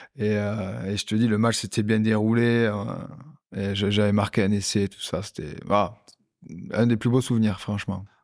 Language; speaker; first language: French; native; French